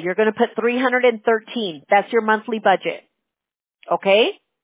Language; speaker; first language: English; early bilingual, other home language; Spanish